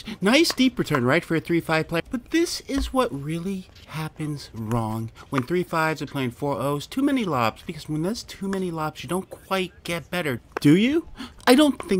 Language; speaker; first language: English; native; English